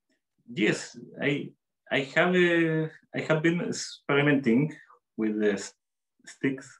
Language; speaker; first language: English; non-native, fluent; Spanish